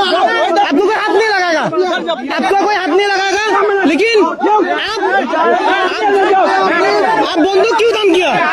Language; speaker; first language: Hindi; non-native, learner; Bangla